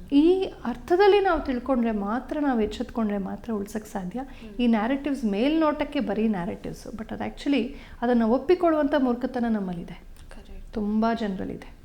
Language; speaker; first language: Kannada; native; Kannada